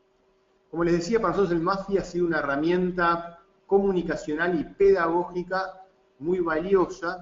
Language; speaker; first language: Spanish; native; Spanish